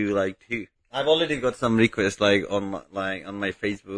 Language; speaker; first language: English; non-native, local second language; Bangla